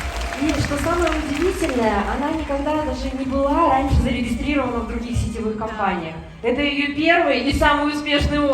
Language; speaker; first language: Russian; native; Russian